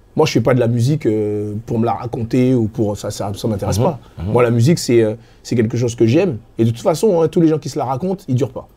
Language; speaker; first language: French; native; French